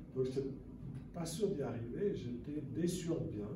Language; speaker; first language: French; native; French